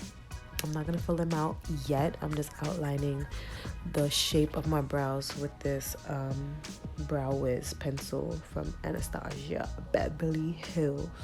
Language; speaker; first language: English; native; English